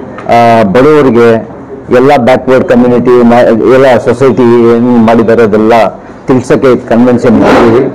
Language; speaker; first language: Kannada; non-native, local second language; Urdu